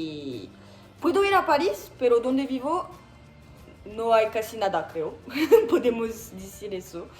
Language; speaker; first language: Spanish; non-native, learner; French